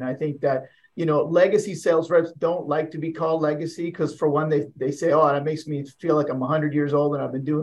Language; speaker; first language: English; non-native, fluent; Swedish